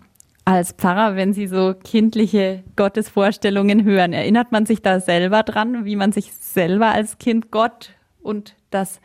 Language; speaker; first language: German; native; German